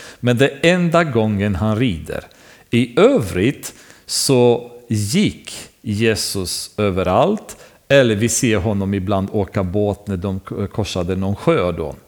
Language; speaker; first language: Swedish; non-native, fluent; Romanian